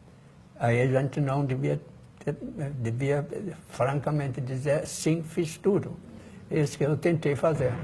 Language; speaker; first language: Portuguese; non-native, fluent; German